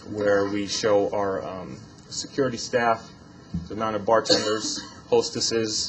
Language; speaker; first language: English; non-native, fluent; Polish